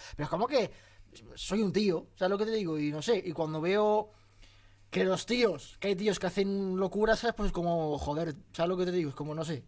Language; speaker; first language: Spanish; early bilingual, other home language; Arabic